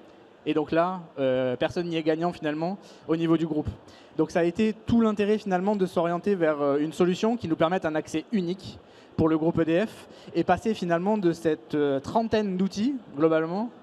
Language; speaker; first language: French; native; French